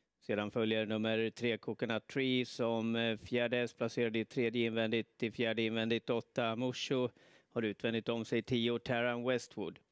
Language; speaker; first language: Swedish; native; Swedish